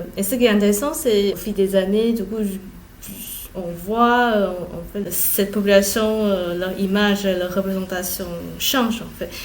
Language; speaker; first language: French; non-native, fluent; Chinese